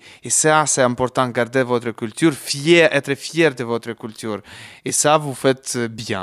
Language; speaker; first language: French; non-native, learner; Ukrainian